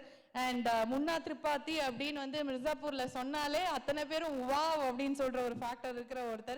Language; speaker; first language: Tamil; native; Tamil